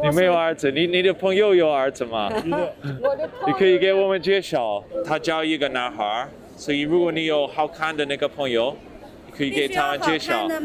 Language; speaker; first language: Chinese; non-native, learner; English